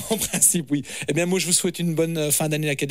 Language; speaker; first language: French; native; French